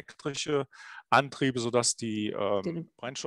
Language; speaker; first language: German; native; German